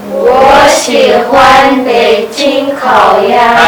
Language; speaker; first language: Chinese; non-native, learner; Indonesian